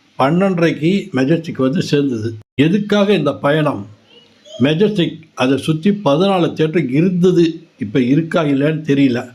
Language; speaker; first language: Tamil; native; Tamil